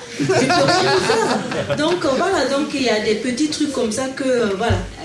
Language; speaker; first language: French; non-native, local second language; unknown